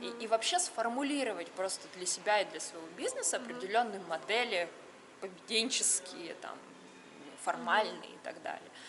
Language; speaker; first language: Russian; native; Russian